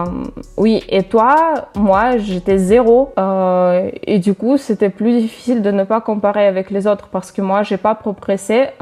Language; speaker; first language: French; non-native, fluent; Russian